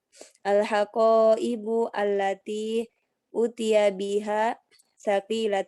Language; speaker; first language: Arabic; non-native, learner; Indonesian